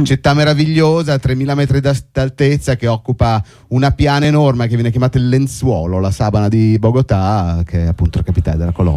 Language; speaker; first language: Italian; native; Italian